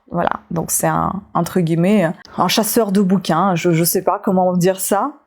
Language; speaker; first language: French; non-native, fluent; Russian